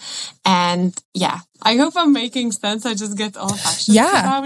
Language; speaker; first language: English; non-native, fluent; Czech